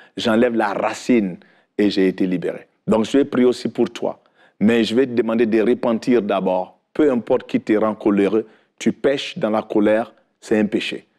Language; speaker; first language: French; non-native, local second language; Fula